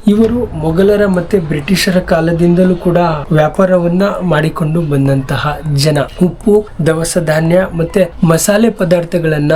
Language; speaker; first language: Kannada; non-native, local second language; Lambadi